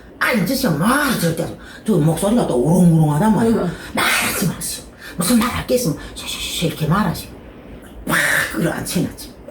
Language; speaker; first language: Korean; native; Korean